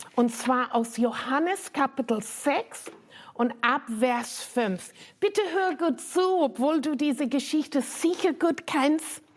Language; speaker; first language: German; non-native, fluent; English